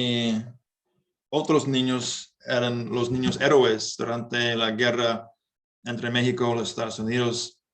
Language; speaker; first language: Spanish; non-native, learner; English